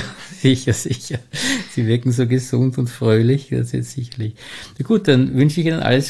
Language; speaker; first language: German; native; German